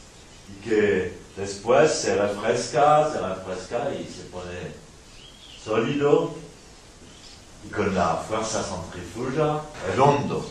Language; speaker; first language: Spanish; non-native, fluent; French